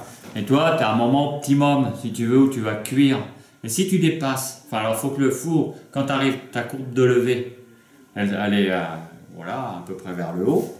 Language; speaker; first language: French; native; French